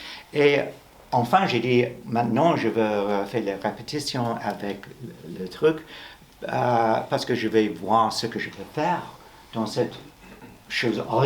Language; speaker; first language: French; non-native, learner; English